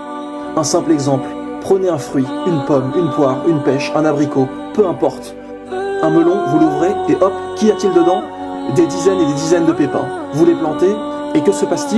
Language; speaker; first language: French; native; French